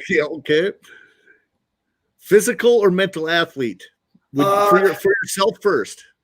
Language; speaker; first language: English; native; English